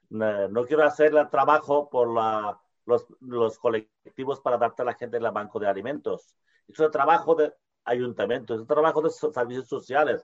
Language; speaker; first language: Spanish; non-native, learner; Bangla